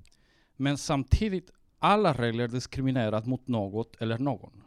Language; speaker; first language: Swedish; early bilingual, heritage; Swedish